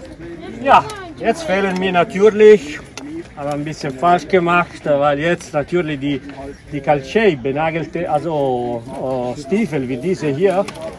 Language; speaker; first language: German; non-native, fluent; Italian